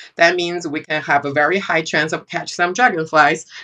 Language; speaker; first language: English; non-native, fluent; Chinese